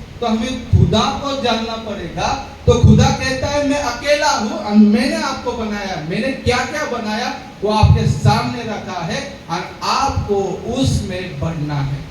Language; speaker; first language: Hindi; non-native, local second language; Marathi